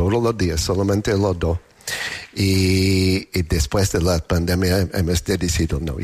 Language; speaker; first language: Spanish; non-native, learner; English